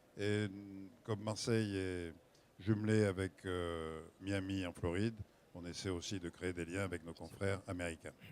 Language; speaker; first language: French; native; French